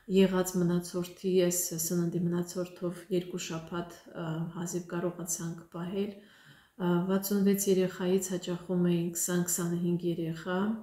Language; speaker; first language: Armenian; native; Armenian